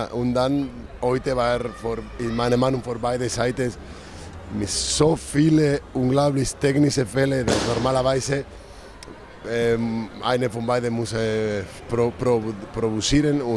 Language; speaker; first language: German; non-native, fluent; Spanish